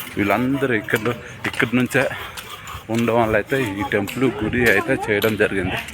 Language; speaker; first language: Telugu; non-native, local second language; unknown